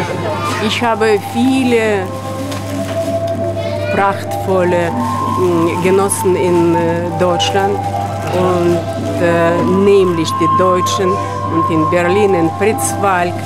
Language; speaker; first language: German; non-native, learner; Russian